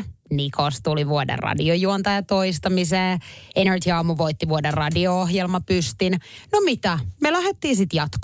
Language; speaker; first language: Finnish; native; Finnish